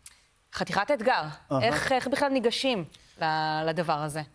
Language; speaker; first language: Hebrew; native; Hebrew